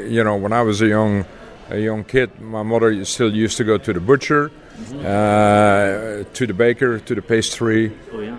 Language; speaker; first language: English; non-native, fluent; Dutch